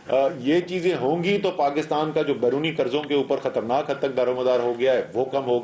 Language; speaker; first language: Urdu; native; Urdu